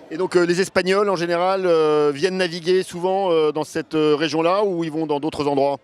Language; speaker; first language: French; native; French